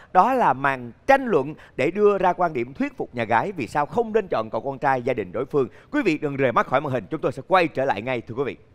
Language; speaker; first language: Vietnamese; native; Vietnamese